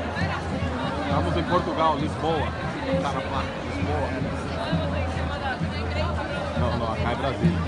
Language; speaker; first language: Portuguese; non-native, learner; Spanish